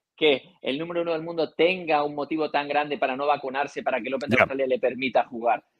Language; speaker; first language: Spanish; native; Spanish